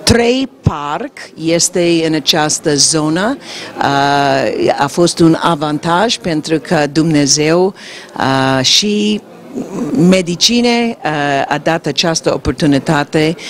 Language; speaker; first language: Romanian; non-native, learner; English